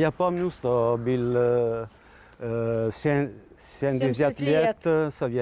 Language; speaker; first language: Ukrainian; non-native, learner; Italian